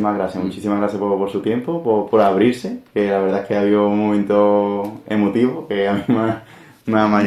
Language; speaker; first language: Spanish; native; Spanish